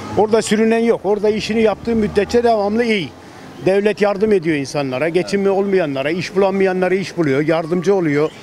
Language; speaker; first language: Turkish; native; Turkish